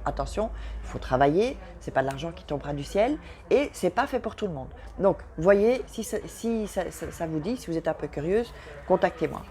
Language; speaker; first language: French; native; French